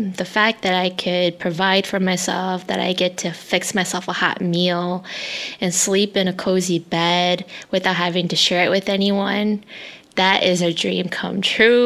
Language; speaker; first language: English; early bilingual, other home language; Hmong